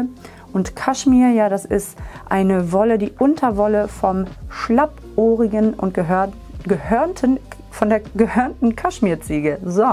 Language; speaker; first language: German; native; German